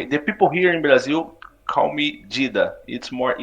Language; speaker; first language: English; non-native, learner; Portuguese